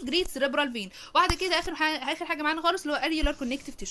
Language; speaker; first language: Arabic; native; Arabic